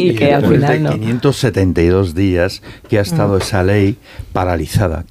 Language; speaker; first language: Spanish; native; Spanish